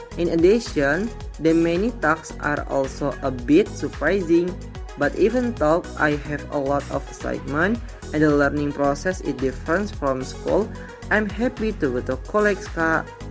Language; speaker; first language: English; non-native, learner; Indonesian